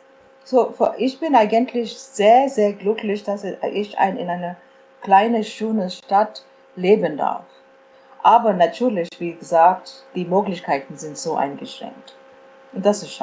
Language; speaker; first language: German; non-native, fluent; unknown